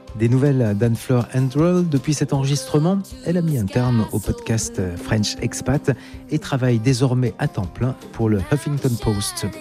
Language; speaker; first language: French; native; French